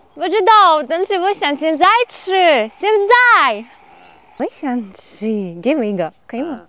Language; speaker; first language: Chinese; non-native, learner; Ukrainian